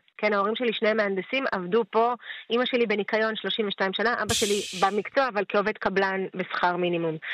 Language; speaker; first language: Hebrew; early bilingual, other home language; Russian